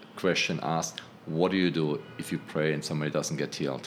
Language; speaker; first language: English; non-native, fluent; German